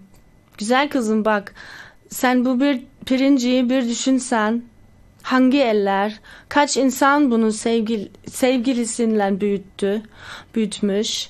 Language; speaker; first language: Turkish; early bilingual, heritage; Turkish